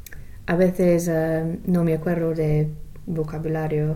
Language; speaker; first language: Spanish; non-native, fluent; English